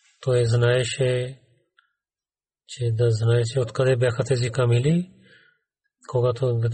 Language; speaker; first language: Bulgarian; non-native, learner; Urdu